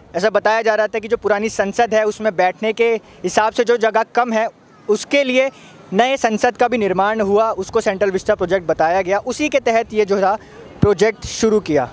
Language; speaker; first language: Hindi; native; Hindi